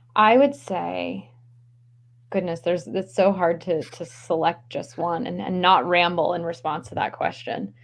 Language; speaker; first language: English; native; English